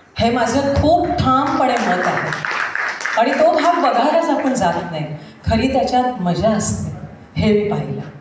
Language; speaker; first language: Marathi; non-native, local second language; Gujarati